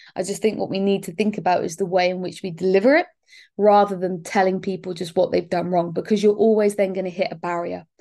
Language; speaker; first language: English; native; English